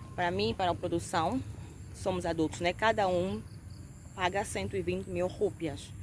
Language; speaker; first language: Portuguese; native; Portuguese